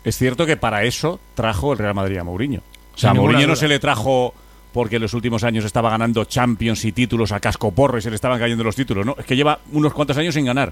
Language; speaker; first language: Spanish; native; Spanish